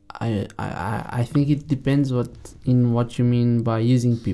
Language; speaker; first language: English; non-native, fluent; Portuguese